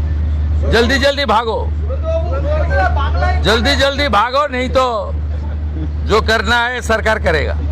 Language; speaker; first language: Hindi; non-native, local second language; Bangla